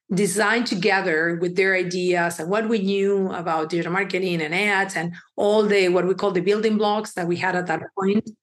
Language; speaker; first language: English; early bilingual, other home language; Spanish